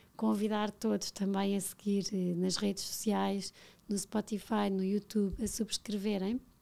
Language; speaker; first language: Portuguese; native; Portuguese